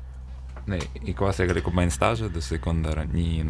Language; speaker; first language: Dutch; non-native, learner; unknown